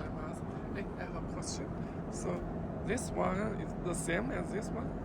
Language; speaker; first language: English; non-native, learner; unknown